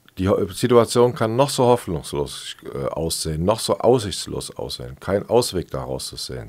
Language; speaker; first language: German; native; German